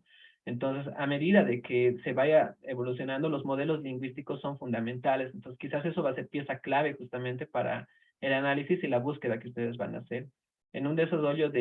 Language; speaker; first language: Spanish; native; Spanish